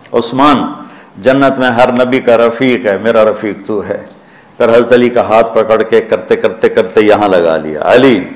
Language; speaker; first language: Urdu; non-native, local second language; Punjabi